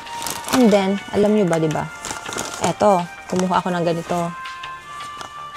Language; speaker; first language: Filipino; native; Filipino